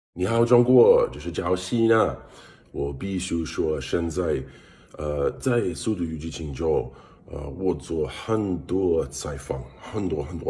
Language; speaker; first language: Chinese; non-native, learner; English